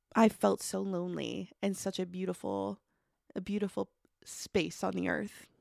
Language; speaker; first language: English; native; English